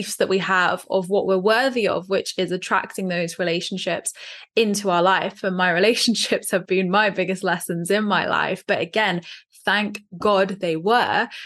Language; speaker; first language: English; native; English